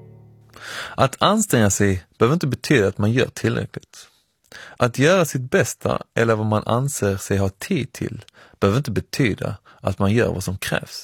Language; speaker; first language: Swedish; early bilingual, other home language; Persian